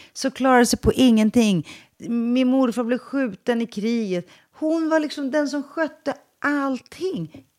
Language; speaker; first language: Swedish; early bilingual, other home language; Greek